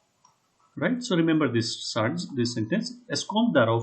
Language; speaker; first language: German; non-native, fluent; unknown